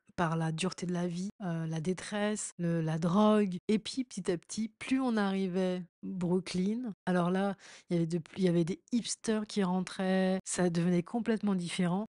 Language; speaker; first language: French; native; French